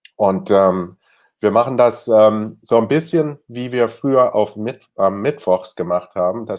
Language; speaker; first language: German; non-native, fluent; English